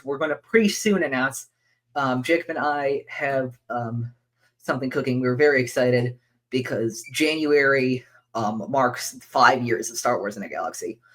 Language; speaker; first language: English; native; English